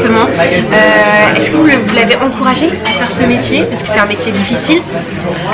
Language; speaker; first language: French; native; French